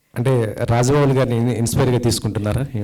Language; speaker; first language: Telugu; native; Telugu